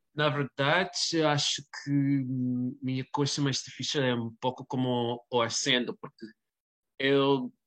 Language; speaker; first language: Portuguese; non-native, learner; English